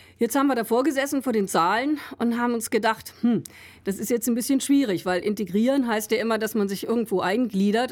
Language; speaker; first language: German; native; German